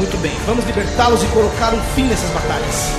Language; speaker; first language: Portuguese; native; Portuguese